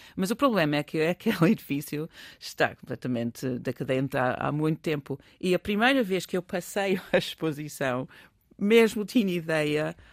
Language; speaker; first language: Portuguese; non-native, fluent; English